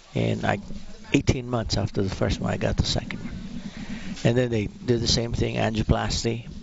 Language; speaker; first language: English; non-native, local second language; Filipino